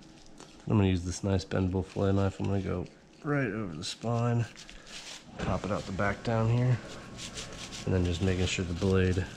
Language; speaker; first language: English; native; English